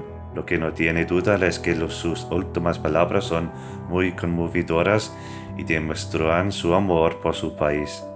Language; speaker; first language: Spanish; non-native, fluent; English